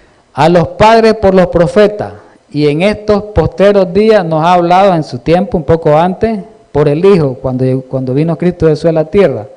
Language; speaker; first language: Spanish; native; Spanish